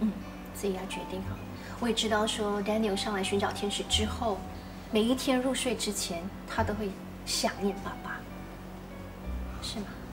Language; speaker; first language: Chinese; native; Chinese